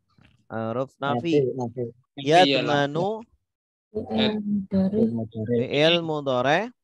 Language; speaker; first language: Arabic; non-native, fluent; Indonesian